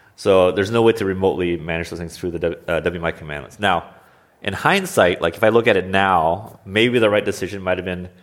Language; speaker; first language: English; native; English